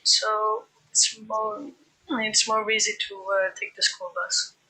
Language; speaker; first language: English; non-native, fluent; Greek